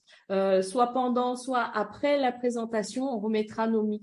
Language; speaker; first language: French; native; French